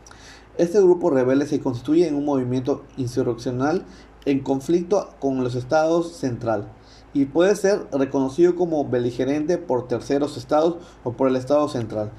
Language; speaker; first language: Spanish; native; Spanish